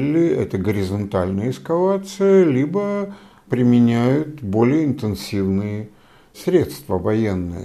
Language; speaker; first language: Polish; non-native, learner; Russian